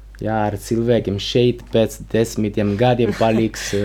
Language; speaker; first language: Latvian; non-native, learner; Italian